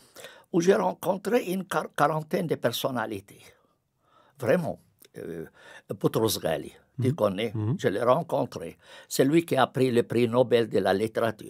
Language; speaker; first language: French; non-native, fluent; Arabic